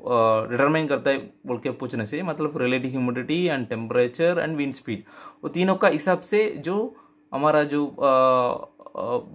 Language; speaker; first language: Hindi; non-native, local second language; Tamil